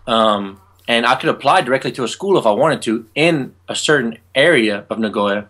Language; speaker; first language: English; native; English